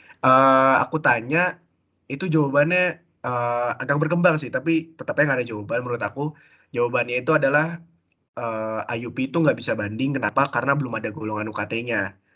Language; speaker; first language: Indonesian; native; Indonesian